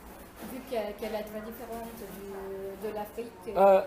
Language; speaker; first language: French; non-native, fluent; Italian